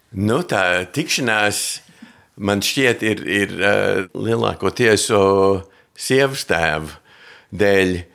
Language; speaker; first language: Latvian; early bilingual, heritage; Latvian